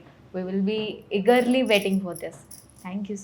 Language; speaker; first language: Telugu; non-native, fluent; Odia